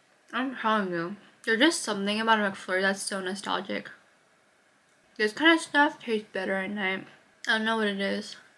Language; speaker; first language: English; early bilingual, other home language; Korean